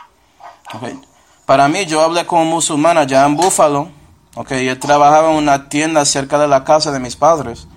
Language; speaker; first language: Spanish; non-native, fluent; English